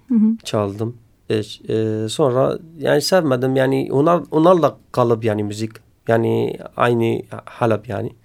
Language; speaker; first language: Turkish; non-native, learner; Kurdish